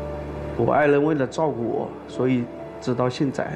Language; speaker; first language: Chinese; native; Chinese